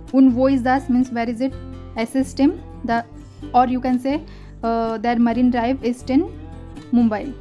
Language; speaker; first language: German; non-native, fluent; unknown